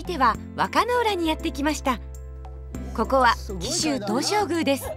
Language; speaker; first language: Japanese; native; Japanese